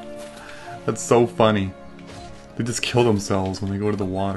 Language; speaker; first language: English; native; English